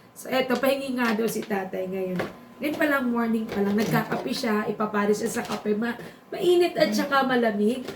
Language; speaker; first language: Filipino; non-native, local second language; Bikol